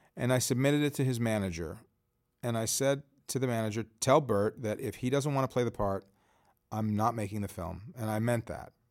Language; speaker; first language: English; native; English